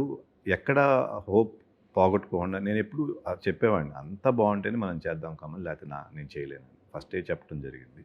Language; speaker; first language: Telugu; native; Telugu